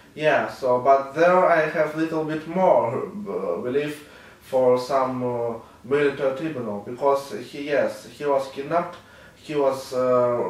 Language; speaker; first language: English; non-native, learner; Ukrainian